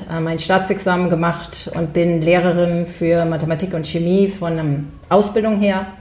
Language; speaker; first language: German; early bilingual, heritage; German